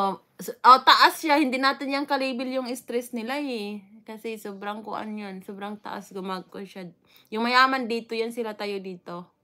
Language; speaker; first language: Filipino; non-native, local second language; Waray